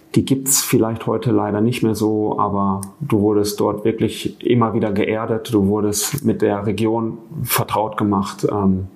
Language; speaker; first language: German; native; German